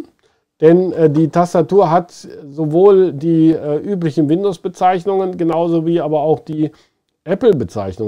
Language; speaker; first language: German; native; German